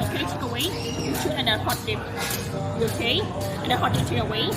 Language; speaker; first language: English; non-native, learner; Thai